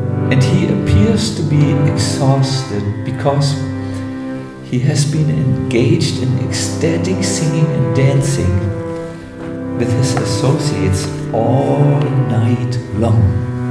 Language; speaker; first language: English; non-native, fluent; German